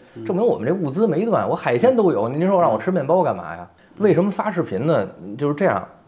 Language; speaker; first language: Chinese; native; Chinese